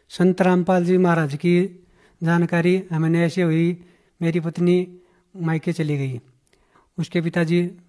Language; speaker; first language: Hindi; native; Hindi